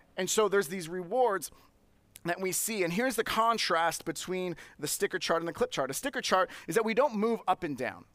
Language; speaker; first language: English; native; English